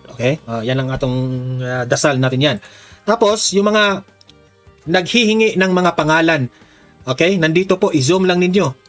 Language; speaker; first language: Filipino; non-native, local second language; Cebuano